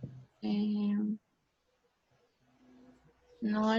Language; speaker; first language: French; non-native, learner; Spanish